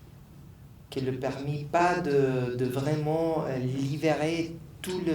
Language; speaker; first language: French; non-native, learner; Spanish